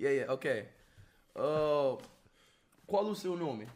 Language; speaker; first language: Portuguese; non-native, learner; English